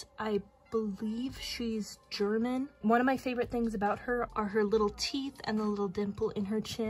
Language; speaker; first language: English; native; English